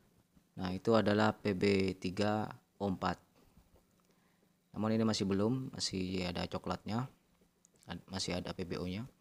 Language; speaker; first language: Indonesian; non-native, local second language; Madurese